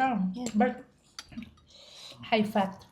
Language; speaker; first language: English; non-native, fluent; Filipino